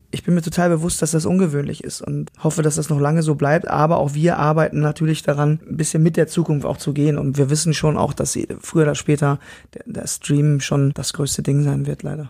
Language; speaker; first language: German; native; German